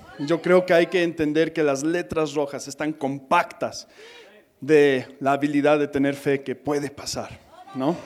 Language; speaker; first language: Spanish; non-native, fluent; English